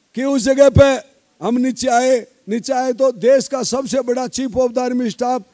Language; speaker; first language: Hindi; native; Hindi